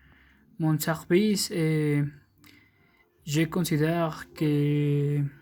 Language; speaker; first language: French; non-native, learner; Spanish